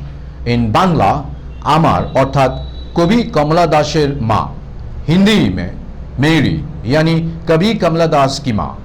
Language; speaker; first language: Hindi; non-native, local second language; Bangla